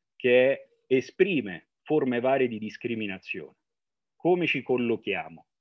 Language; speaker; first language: Italian; native; Italian